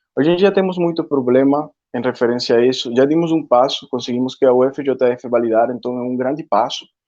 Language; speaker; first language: Portuguese; non-native, fluent; Spanish